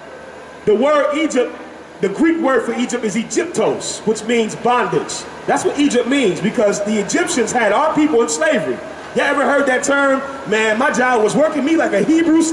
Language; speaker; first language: English; native; English